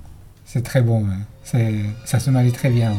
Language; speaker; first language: French; non-native, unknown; Japanese